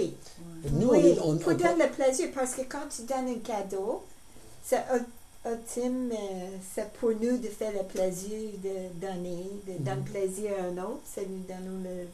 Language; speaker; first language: French; non-native, local second language; English